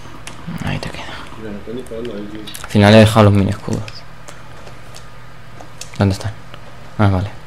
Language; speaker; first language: Spanish; native; Spanish